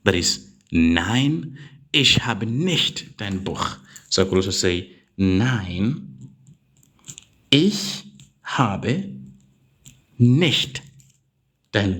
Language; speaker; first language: German; non-native, learner; English